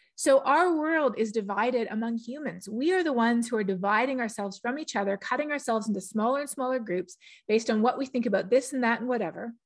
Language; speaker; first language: English; native; English